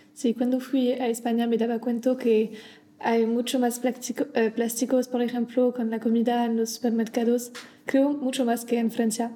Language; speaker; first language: Spanish; non-native, learner; French